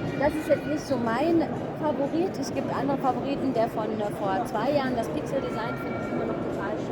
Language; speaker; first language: German; native; German